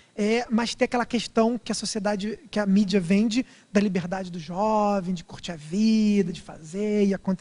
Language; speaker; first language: Portuguese; native; Portuguese